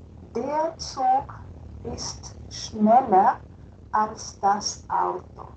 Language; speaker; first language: German; non-native, fluent; Spanish